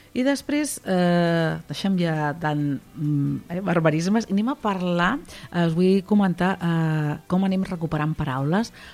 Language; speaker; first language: Catalan; native; Catalan